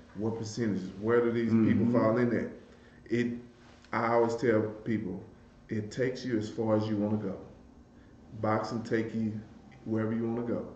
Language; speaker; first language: English; native; English